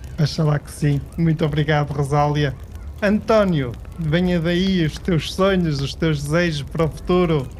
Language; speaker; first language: Portuguese; early bilingual, heritage; Portuguese